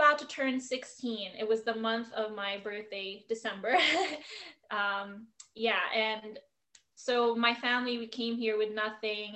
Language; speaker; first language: English; non-native, local second language; Filipino